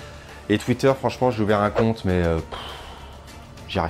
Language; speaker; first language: French; native; French